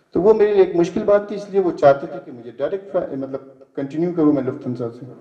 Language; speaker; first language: Urdu; native; Urdu